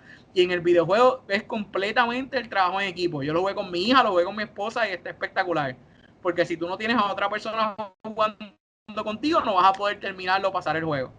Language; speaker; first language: Spanish; native; Spanish